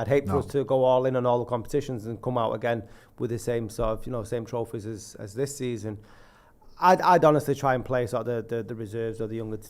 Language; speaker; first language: English; native; English